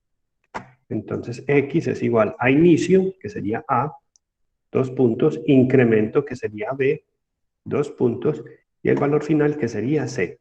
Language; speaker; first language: Spanish; native; Spanish